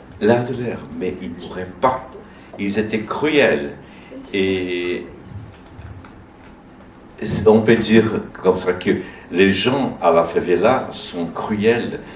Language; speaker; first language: French; non-native, fluent; Portuguese